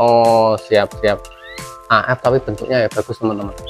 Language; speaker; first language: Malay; non-native, local second language; Javanese